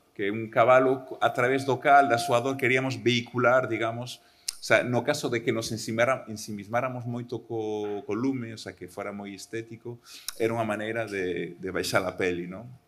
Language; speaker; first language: Galician; early bilingual, heritage; Galician